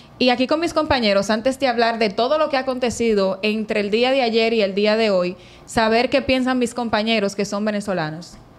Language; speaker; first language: Spanish; native; Spanish